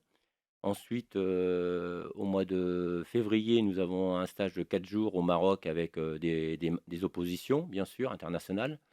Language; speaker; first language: French; native; French